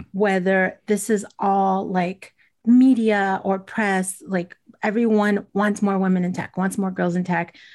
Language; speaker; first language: English; native; English